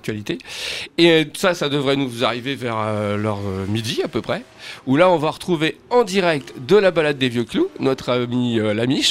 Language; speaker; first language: French; native; French